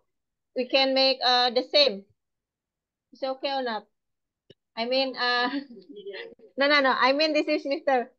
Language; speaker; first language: English; non-native, learner; Indonesian